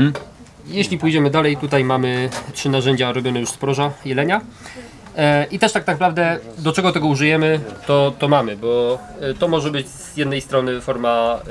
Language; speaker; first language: Polish; native; Polish